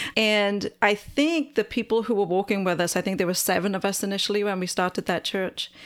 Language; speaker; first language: English; native; English